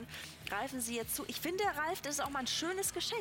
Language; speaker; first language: German; native; German